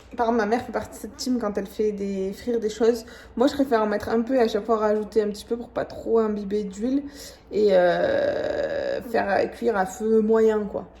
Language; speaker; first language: French; early bilingual, other home language; Arabic